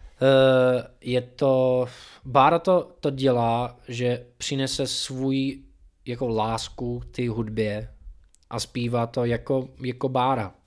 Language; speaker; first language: Czech; non-native, fluent; English